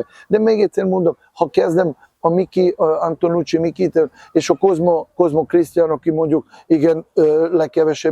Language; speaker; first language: Hungarian; non-native, fluent; Serbian